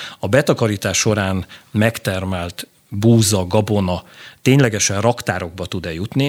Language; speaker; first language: Hungarian; native; Hungarian